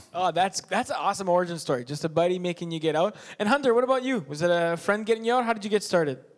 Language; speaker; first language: English; non-native, local second language; French